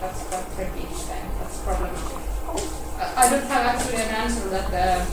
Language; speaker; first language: English; non-native, fluent; Finnish